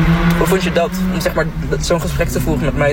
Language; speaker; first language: Dutch; native; Dutch